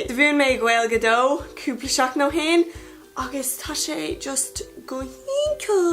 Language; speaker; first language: Irish; non-native, local second language; English